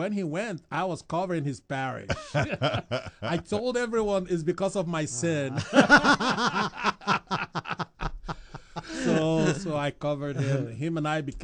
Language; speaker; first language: English; non-native, local second language; Igbo